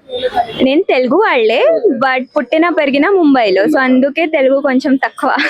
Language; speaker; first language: Telugu; early bilingual, heritage; Telugu